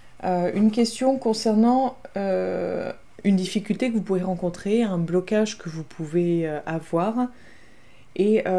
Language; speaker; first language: French; native; French